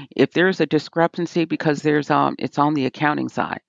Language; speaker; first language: English; native; English